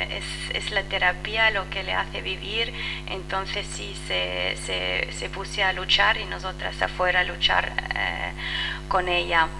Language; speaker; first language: Spanish; non-native, fluent; French